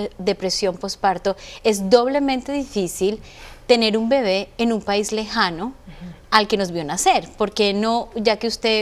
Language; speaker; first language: Spanish; native; Spanish